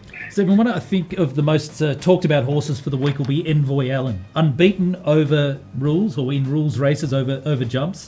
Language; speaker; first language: English; native; English